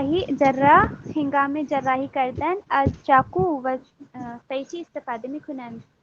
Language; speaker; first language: Persian; non-native, learner; Urdu